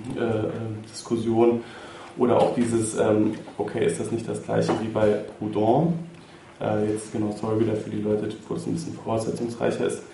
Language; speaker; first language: German; native; German